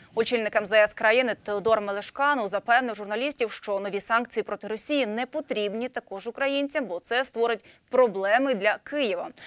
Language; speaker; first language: Ukrainian; native; Ukrainian